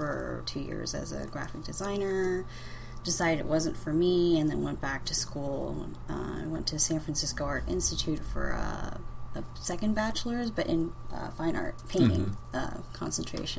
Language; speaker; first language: English; native; English